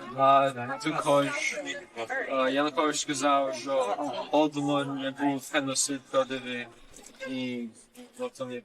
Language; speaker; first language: Ukrainian; early bilingual, heritage; Ukrainian